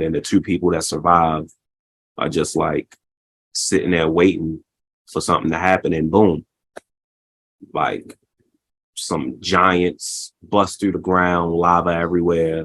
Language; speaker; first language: English; native; English